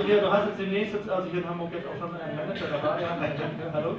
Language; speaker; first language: German; native; German